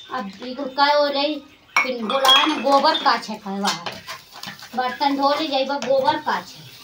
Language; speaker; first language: Hindi; native; Hindi